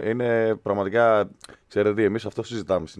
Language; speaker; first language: Greek; native; Greek